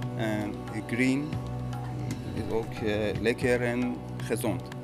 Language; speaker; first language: Dutch; non-native, learner; Persian